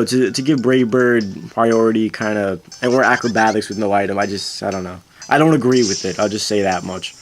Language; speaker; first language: English; native; English